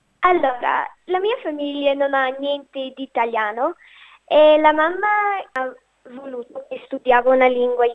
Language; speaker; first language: Italian; non-native, learner; English